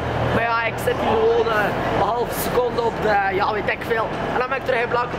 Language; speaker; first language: Dutch; native; Dutch